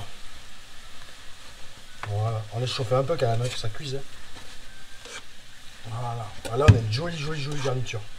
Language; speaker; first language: French; native; French